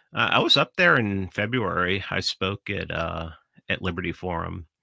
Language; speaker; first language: English; native; English